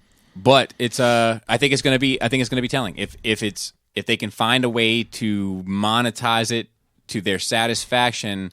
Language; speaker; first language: English; native; English